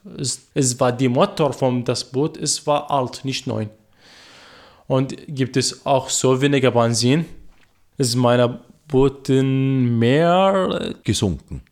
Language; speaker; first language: German; non-native, learner; Arabic